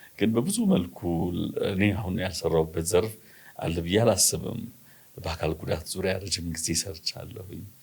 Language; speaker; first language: Amharic; native; Amharic